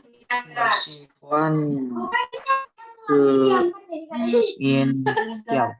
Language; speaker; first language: Chinese; non-native, learner; Indonesian